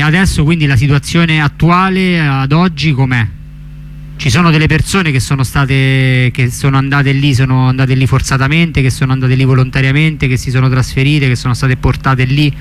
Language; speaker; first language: Italian; native; Italian